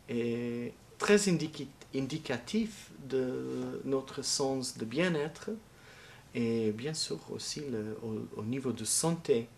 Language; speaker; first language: French; non-native, learner; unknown